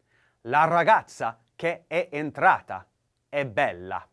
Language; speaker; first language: Italian; non-native, learner; English